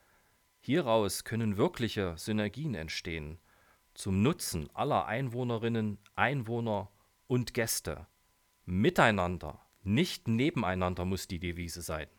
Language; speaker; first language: German; native; German